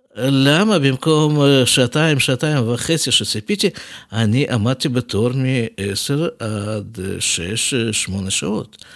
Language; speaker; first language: Hebrew; non-native, fluent; Russian